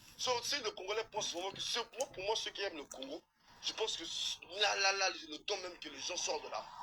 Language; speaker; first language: French; non-native, local second language; Lingala